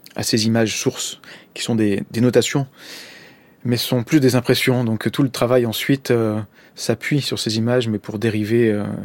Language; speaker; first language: French; native; French